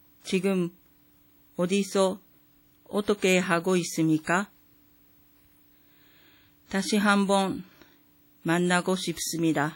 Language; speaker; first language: Korean; non-native, learner; Japanese